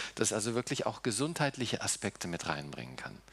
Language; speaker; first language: German; early bilingual, heritage; German